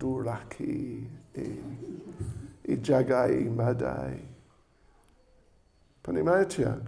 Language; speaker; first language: Russian; non-native, learner; English